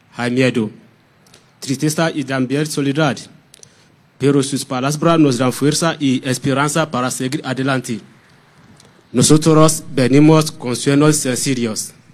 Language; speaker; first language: Spanish; non-native, fluent; Yoruba